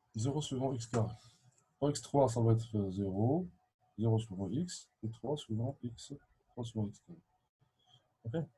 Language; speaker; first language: French; non-native, local second language; Arabic